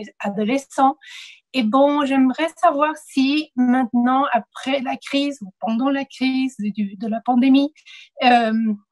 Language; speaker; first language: French; non-native, fluent; Spanish